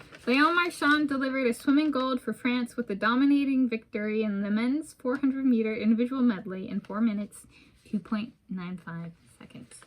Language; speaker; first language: English; native; English